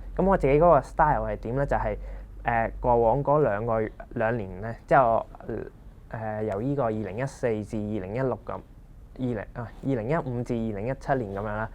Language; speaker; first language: Cantonese; non-native, local second language; Punjabi